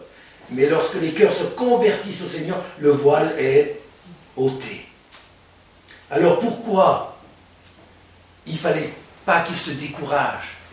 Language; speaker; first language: French; native; French